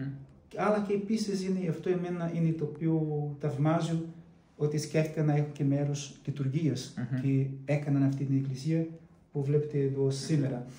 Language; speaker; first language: Greek; non-native, fluent; Portuguese